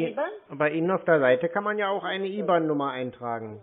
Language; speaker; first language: German; native; German